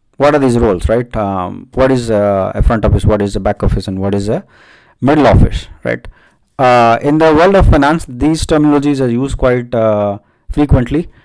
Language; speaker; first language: English; non-native, local second language; Odia